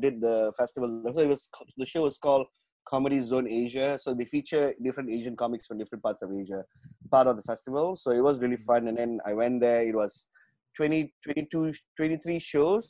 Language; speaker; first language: English; non-native, local second language; Tamil